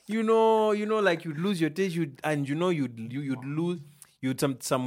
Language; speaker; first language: English; native; English